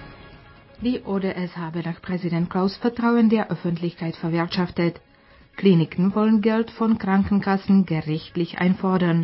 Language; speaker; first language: German; non-native, fluent; Czech